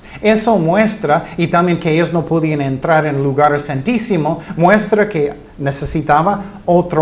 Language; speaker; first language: Spanish; non-native, fluent; English